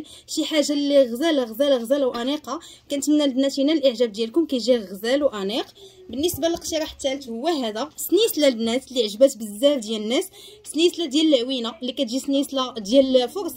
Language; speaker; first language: Arabic; native; Arabic